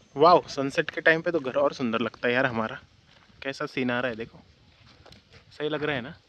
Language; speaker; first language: Hindi; non-native, local second language; Marathi